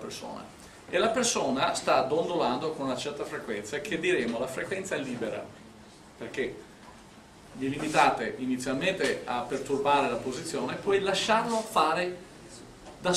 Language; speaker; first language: Italian; native; Italian